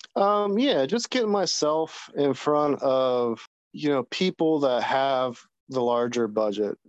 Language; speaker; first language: English; native; English